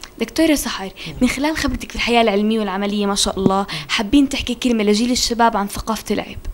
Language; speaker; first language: Arabic; native; Arabic